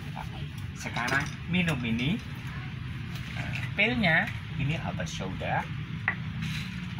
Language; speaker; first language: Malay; non-native, local second language; Javanese